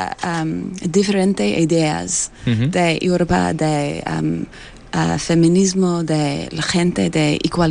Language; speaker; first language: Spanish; non-native, learner; English